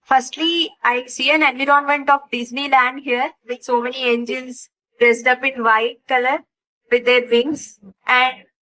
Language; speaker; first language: English; non-native, local second language; Telugu